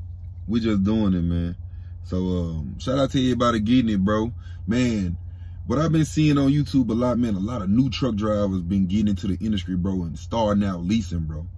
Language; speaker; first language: English; native; English